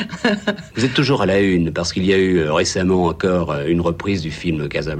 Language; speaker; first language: French; native; French